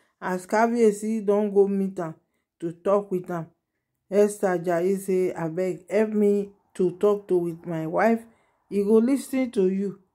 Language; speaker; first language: Nigerian Pidgin; non-native, local second language; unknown